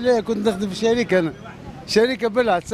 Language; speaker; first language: Arabic; native; Arabic